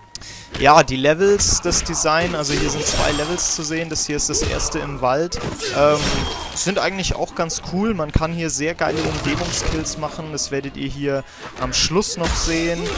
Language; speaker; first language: German; native; German